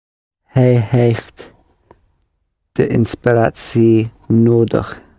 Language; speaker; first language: Dutch; non-native, learner; English